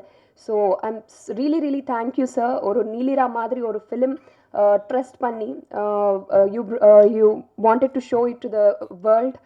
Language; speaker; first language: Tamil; non-native, local second language; Telugu